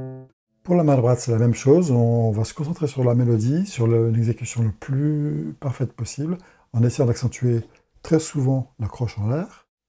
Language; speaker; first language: French; native; French